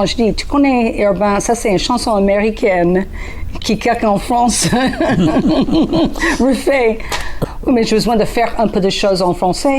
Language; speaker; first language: French; non-native, learner; English